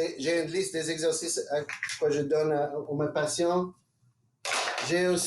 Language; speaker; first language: French; non-native, local second language; English